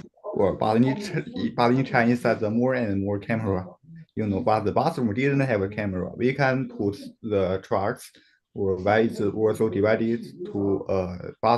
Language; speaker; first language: English; non-native, learner; Chinese